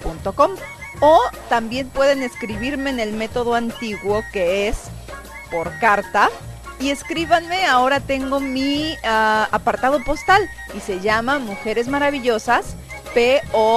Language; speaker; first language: Spanish; native; Spanish